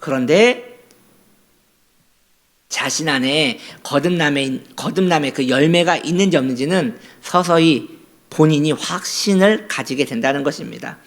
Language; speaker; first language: Korean; native; Korean